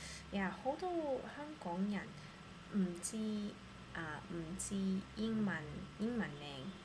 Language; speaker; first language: Cantonese; non-native, learner; English